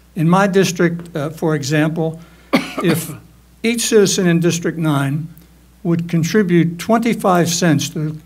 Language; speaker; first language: English; native; English